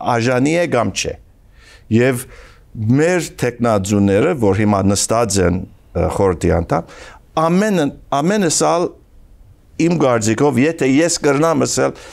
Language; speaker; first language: Armenian; early bilingual, heritage; Armenian